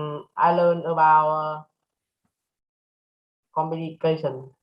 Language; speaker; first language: English; non-native, learner; Vietnamese